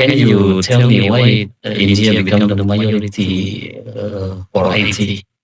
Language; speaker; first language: English; non-native, learner; Indonesian